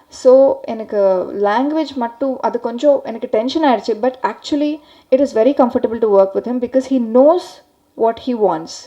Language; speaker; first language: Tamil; non-native, learner; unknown